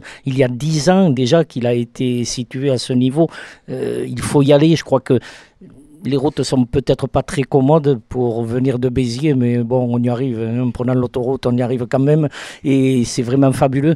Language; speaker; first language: French; native; French